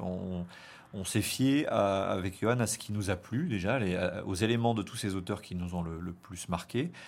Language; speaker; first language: French; native; French